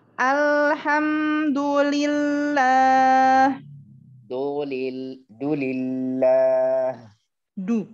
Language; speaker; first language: Arabic; non-native, fluent; Indonesian